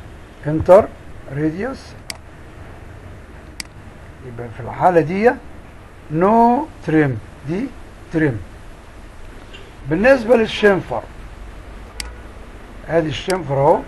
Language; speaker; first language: Arabic; native; Arabic